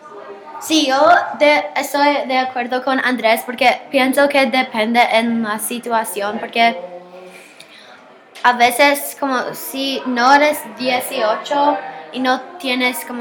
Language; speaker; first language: Spanish; non-native, learner; English